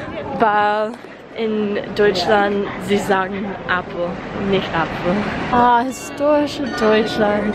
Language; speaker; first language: German; non-native, learner; English